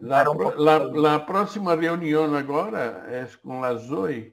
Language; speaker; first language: Spanish; non-native, learner; Portuguese